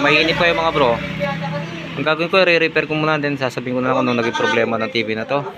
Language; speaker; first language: Filipino; non-native, local second language; Pampanga